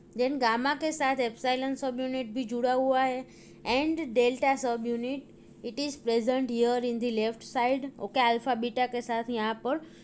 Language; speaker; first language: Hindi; non-native, local second language; Gujarati